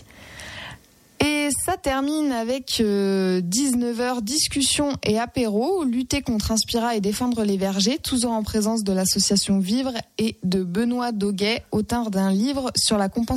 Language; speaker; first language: French; native; French